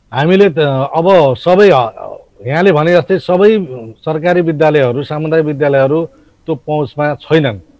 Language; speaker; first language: Nepali; native; Nepali